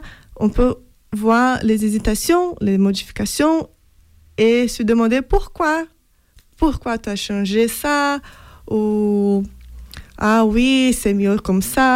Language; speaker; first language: French; non-native, fluent; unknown